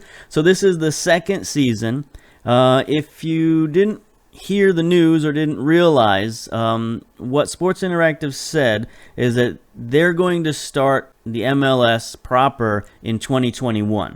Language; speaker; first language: English; native; English